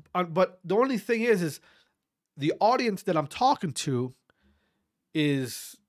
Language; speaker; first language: English; native; English